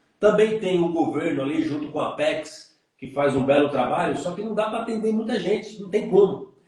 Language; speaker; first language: Portuguese; native; Portuguese